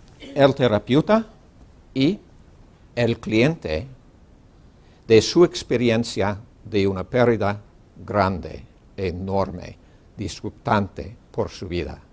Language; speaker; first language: Spanish; non-native, learner; English